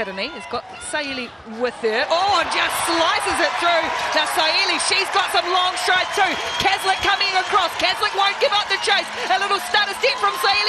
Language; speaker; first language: English; native; English